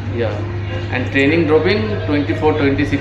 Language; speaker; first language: English; non-native, learner; Bangla